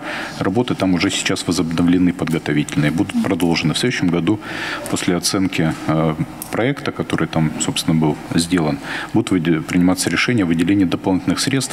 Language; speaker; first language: Russian; native; Russian